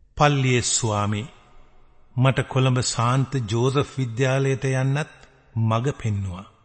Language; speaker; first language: Sinhala; native; Sinhala